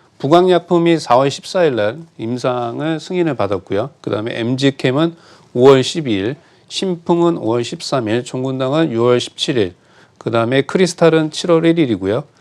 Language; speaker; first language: Korean; native; Korean